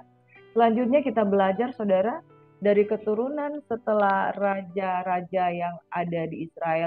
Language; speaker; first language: Indonesian; native; Indonesian